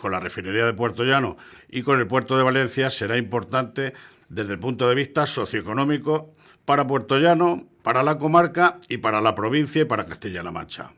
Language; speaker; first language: Spanish; native; Spanish